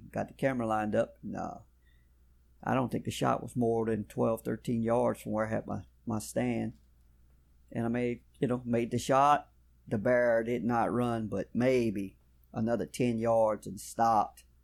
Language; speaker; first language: English; native; English